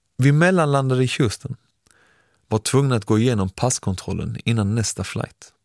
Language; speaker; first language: Swedish; early bilingual, other home language; Persian